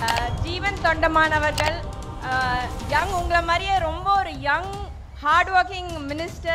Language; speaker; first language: Tamil; non-native, learner; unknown